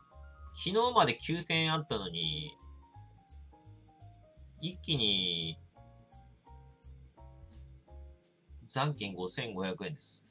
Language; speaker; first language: Japanese; native; Japanese